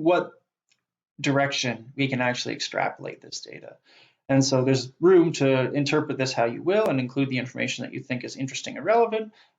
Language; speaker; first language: English; native; English